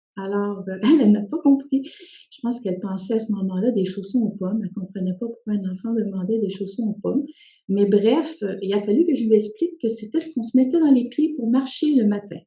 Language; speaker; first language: French; early bilingual, other home language; Spanish